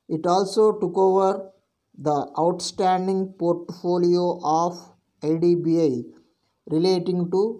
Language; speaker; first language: English; non-native, local second language; Telugu